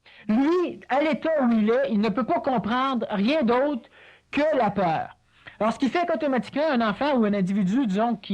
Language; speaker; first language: French; native; French